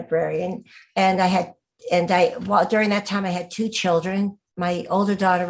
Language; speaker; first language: English; native; English